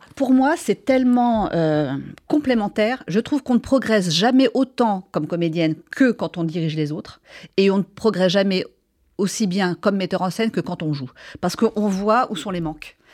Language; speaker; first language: French; native; French